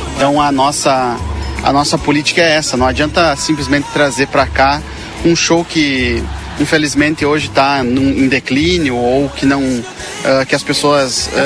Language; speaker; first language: Portuguese; native; Portuguese